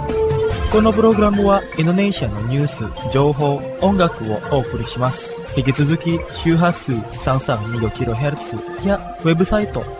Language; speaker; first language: Japanese; non-native, fluent; Indonesian